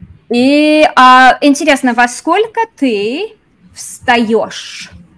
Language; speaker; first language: Russian; non-native, fluent; English